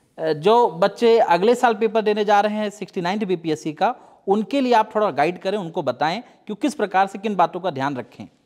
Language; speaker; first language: Hindi; native; Hindi